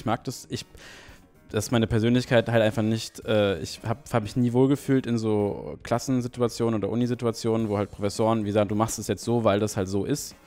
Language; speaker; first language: German; native; German